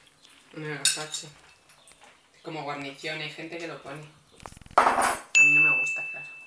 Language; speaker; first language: Spanish; native; Spanish